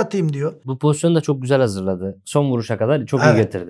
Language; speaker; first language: Turkish; native; Turkish